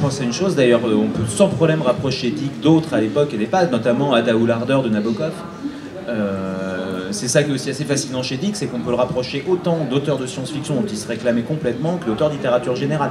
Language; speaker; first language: French; native; French